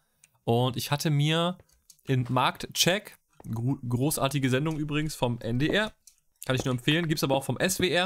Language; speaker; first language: German; native; German